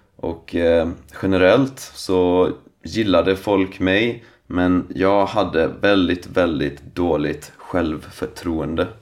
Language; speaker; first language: Swedish; native; Swedish